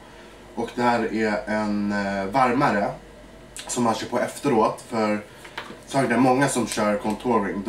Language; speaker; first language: Swedish; early bilingual, other home language; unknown